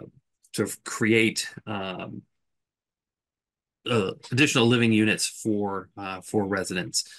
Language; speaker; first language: English; native; English